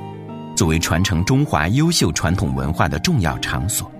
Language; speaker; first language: Chinese; native; Chinese